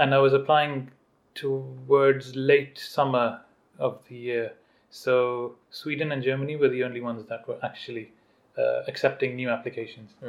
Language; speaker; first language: English; non-native, local second language; Urdu